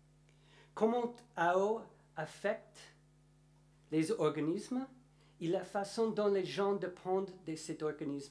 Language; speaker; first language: French; non-native, learner; English